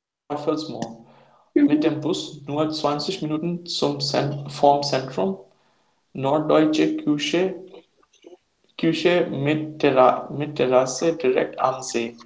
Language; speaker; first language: German; non-native, learner; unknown